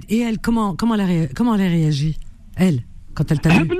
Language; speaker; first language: French; non-native, local second language; Arabic